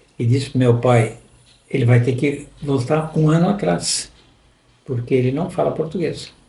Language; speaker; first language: Portuguese; non-native, local second language; German